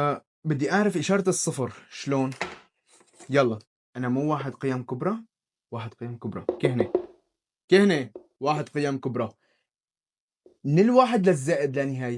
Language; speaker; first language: Arabic; native; Arabic